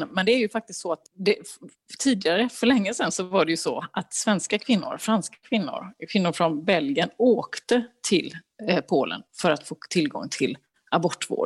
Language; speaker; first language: Swedish; native; Swedish